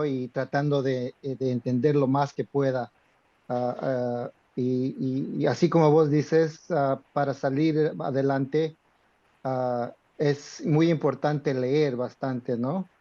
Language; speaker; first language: Spanish; non-native, fluent; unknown